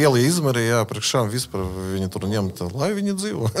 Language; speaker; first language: Latvian; non-native, learner; Russian